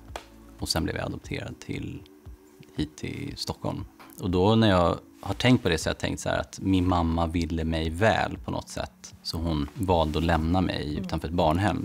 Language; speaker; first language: Swedish; native; Swedish